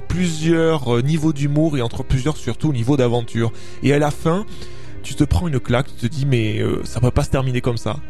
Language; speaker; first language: French; native; French